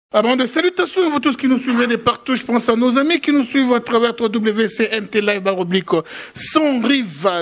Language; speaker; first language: French; non-native, local second language; Lingala